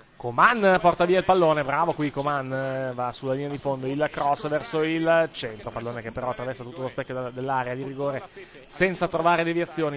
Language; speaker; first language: Italian; native; Italian